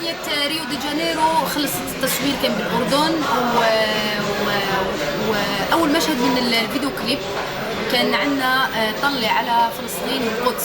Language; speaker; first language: Arabic; native; Arabic